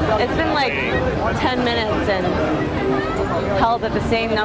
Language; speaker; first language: English; early bilingual, other home language; Chinese